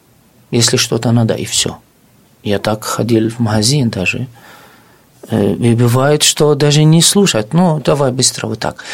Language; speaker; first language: Russian; non-native, fluent; Arabic